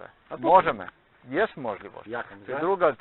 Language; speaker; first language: Polish; non-native, learner; Slovenian